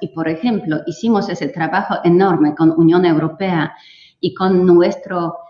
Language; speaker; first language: Spanish; non-native, fluent; Polish